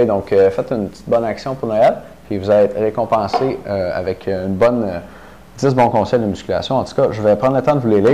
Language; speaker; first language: French; native; French